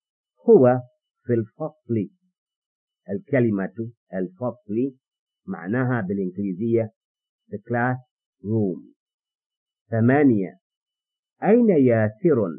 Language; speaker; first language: Arabic; non-native, fluent; English